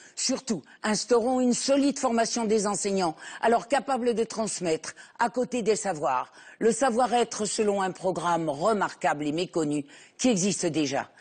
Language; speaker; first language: French; native; French